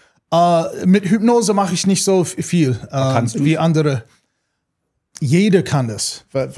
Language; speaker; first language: German; non-native, fluent; English